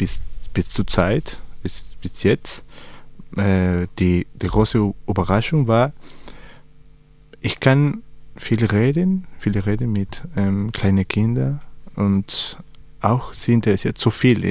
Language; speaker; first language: German; non-native, learner; Spanish